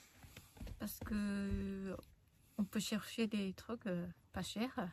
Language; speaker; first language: French; non-native, learner; Japanese